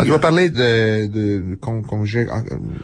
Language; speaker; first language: French; non-native, fluent; Italian